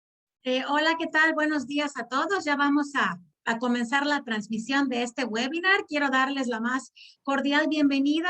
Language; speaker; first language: Spanish; native; Spanish